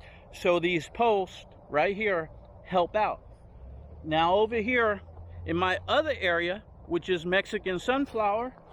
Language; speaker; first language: English; native; English